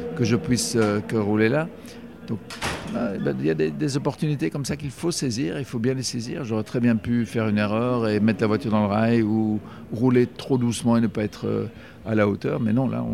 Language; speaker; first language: French; native; French